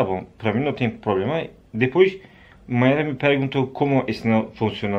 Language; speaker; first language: Portuguese; non-native, learner; Turkish